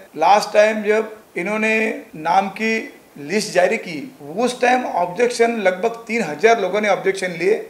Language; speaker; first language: Hindi; non-native, local second language; Marathi